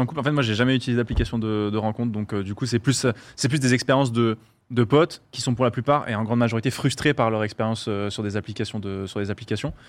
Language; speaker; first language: French; native; French